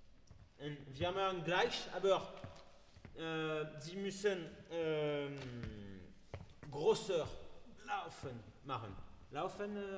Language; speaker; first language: German; non-native, learner; French